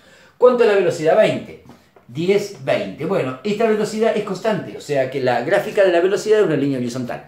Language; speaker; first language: Spanish; native; Spanish